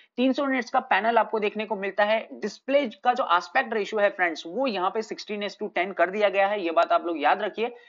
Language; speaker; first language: Hindi; native; Hindi